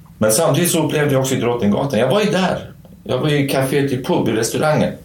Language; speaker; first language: Swedish; non-native, fluent; Kurdish